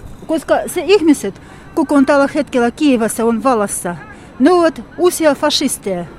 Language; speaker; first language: Finnish; non-native, learner; Russian